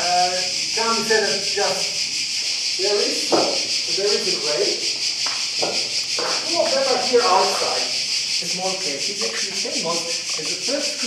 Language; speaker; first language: English; non-native, learner; Croatian